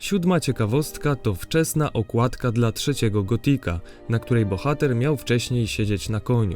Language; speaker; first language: Polish; native; Polish